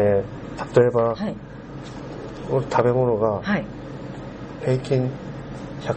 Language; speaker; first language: Japanese; non-native, learner; Korean